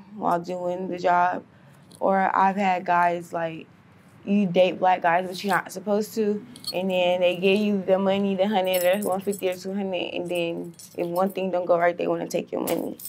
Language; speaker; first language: English; native; English